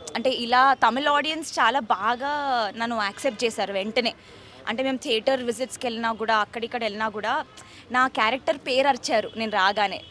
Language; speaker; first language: Telugu; native; Telugu